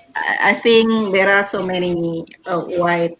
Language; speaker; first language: English; non-native, learner; Indonesian